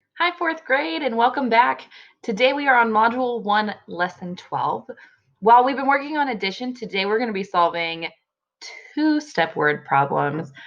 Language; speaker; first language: English; native; English